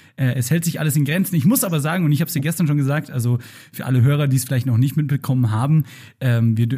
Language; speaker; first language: German; native; German